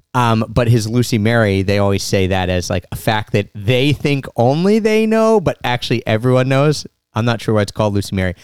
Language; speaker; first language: English; native; English